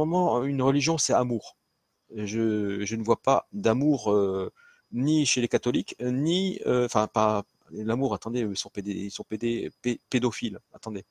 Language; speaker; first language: French; native; French